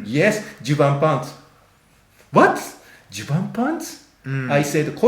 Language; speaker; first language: English; non-native, learner; Japanese